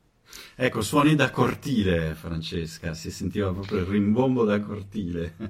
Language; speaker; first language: Italian; native; Italian